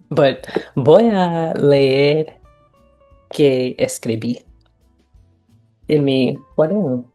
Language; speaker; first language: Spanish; non-native, learner; English